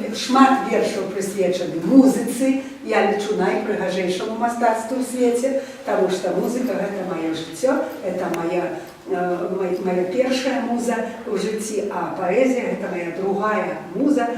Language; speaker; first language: Belarusian; native; Belarusian